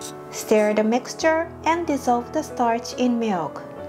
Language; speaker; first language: English; non-native, fluent; Japanese